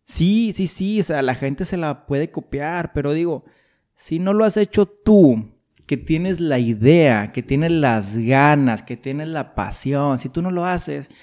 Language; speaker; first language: Spanish; native; Spanish